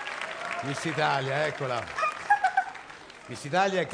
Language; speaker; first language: Italian; native; Italian